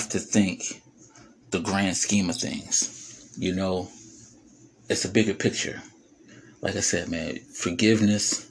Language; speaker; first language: English; native; English